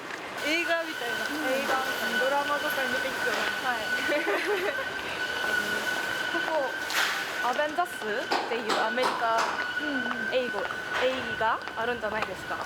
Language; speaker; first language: Japanese; native; Japanese